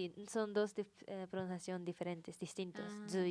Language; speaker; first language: Spanish; non-native, learner; Japanese